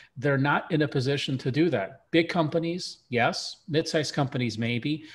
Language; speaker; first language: English; early bilingual, other home language; Russian